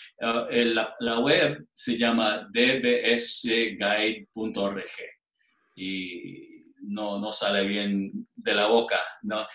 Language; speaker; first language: Spanish; non-native, fluent; English